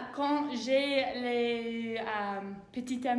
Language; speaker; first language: French; non-native, learner; English